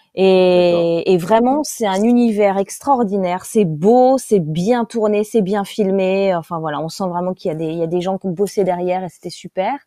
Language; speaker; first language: French; native; French